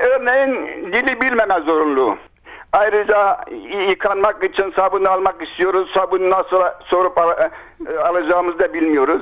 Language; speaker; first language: Turkish; non-native, local second language; Kurdish